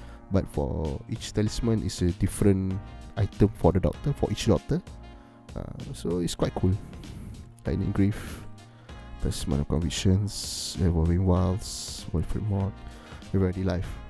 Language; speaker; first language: English; non-native, local second language; Malay